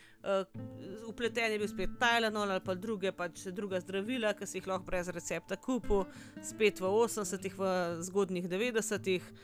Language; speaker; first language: Slovenian; native; Slovenian